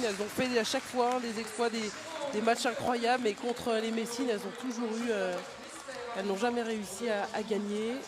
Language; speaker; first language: French; native; French